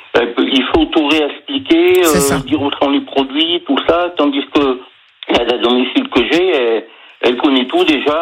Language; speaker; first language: French; native; French